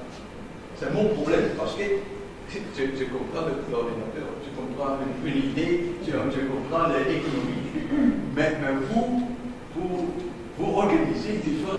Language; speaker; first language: French; non-native, learner; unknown